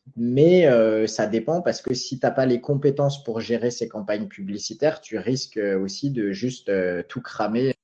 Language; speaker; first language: French; native; French